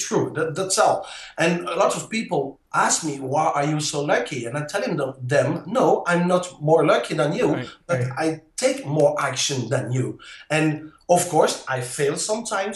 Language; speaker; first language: English; non-native, fluent; French